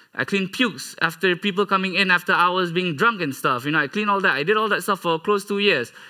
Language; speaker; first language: English; non-native, local second language; Malay